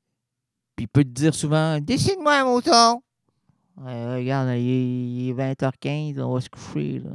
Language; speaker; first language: French; native; French